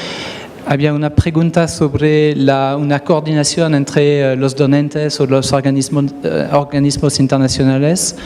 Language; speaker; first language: Spanish; non-native, fluent; French